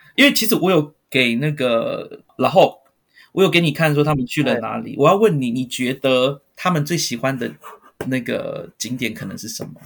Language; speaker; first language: Chinese; native; Chinese